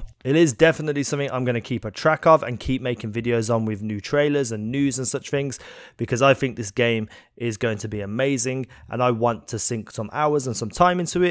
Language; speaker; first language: English; native; English